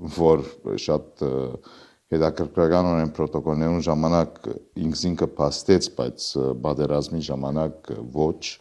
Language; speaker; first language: Armenian; early bilingual, heritage; Armenian